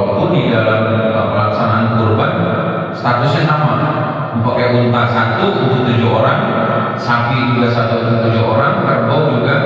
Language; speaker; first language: Indonesian; native; Indonesian